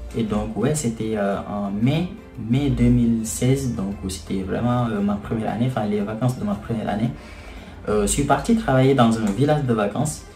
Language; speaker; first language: French; non-native, local second language; Wolof